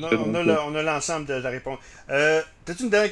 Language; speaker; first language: French; native; French